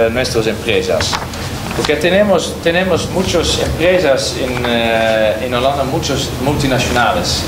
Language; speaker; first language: Spanish; non-native, learner; Dutch